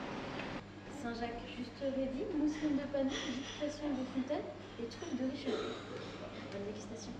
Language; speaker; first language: French; native; French